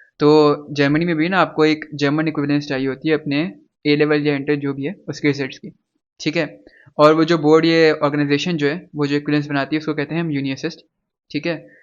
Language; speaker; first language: Urdu; native; Urdu